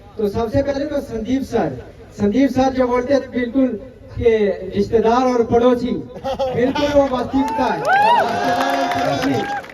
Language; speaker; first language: Hindi; non-native, local second language; Punjabi